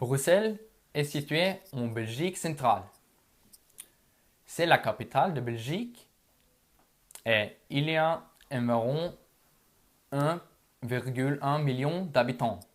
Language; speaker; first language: French; non-native, learner; Norwegian